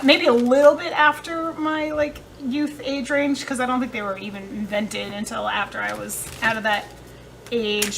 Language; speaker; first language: English; native; English